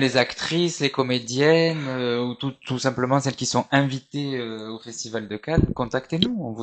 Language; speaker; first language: French; native; French